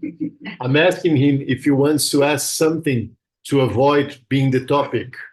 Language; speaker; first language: English; non-native, fluent; Portuguese